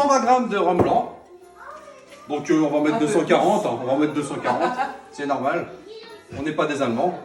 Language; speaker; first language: French; native; French